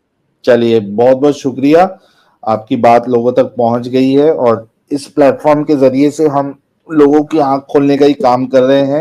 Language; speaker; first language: Hindi; native; Hindi